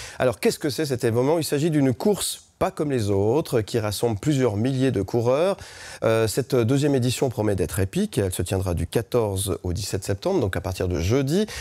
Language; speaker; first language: French; native; French